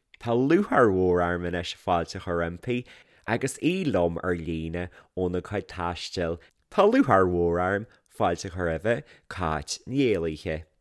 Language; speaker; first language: Irish; native; Irish